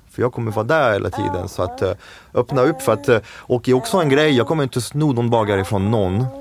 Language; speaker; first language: Swedish; non-native, fluent; French